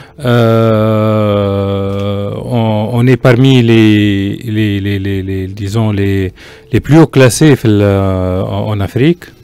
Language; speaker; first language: French; non-native, local second language; Arabic